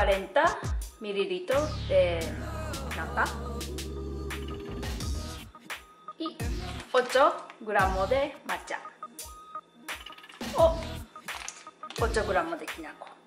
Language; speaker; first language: Spanish; non-native, learner; Japanese